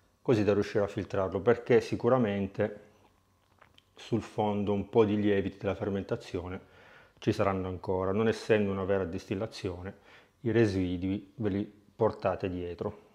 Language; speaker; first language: Italian; native; Italian